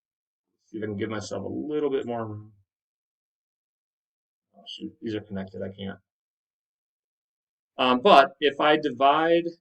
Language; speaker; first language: English; native; English